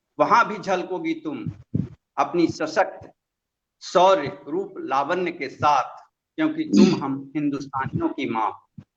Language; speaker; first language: Hindi; non-native, local second language; Magahi